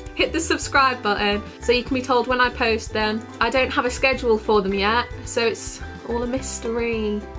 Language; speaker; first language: English; native; English